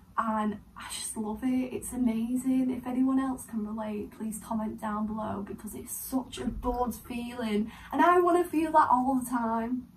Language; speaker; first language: English; native; English